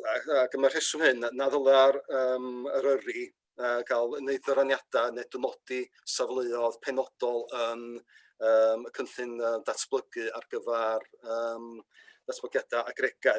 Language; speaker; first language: Welsh; native; Welsh